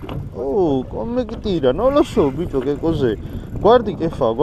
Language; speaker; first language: Italian; non-native, learner; Georgian